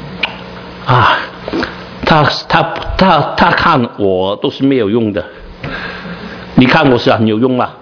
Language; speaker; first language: Chinese; non-native, learner; Cantonese